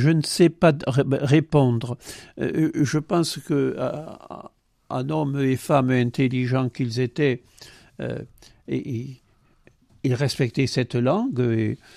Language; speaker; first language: French; non-native, local second language; Occitan